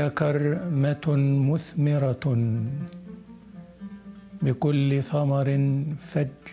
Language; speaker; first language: Arabic; native; Arabic